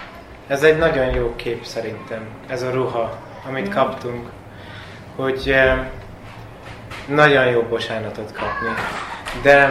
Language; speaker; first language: Hungarian; early bilingual, heritage; Hungarian